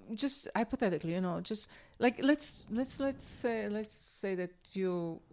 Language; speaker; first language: English; non-native, fluent; Hebrew